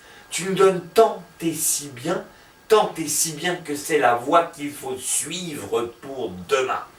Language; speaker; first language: French; native; French